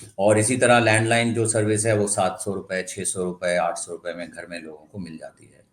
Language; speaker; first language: Hindi; non-native, local second language; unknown